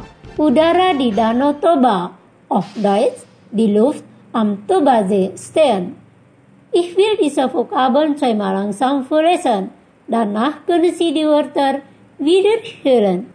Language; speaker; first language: German; non-native, fluent; Indonesian